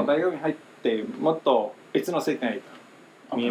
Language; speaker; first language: Japanese; non-native, fluent; Chinese